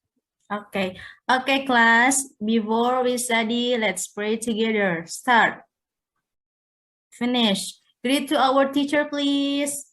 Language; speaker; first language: English; non-native, learner; Indonesian